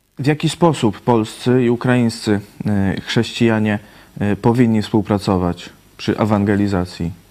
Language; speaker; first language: Polish; native; Polish